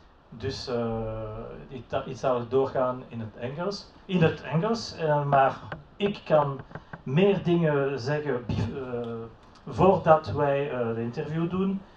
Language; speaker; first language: Dutch; non-native, local second language; French